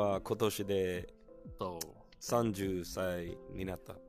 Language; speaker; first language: Japanese; non-native, learner; English